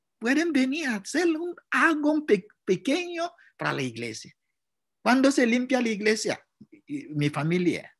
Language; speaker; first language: Spanish; non-native, fluent; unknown